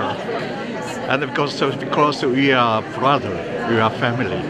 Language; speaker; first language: English; non-native, learner; Korean